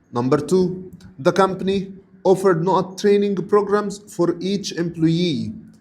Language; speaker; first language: English; non-native, fluent; Arabic